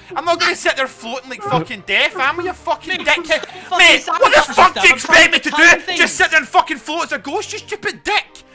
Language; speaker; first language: English; native; English